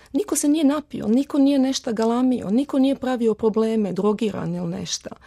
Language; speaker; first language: Croatian; early bilingual, heritage; Croatian